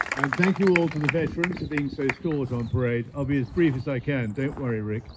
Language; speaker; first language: English; native; English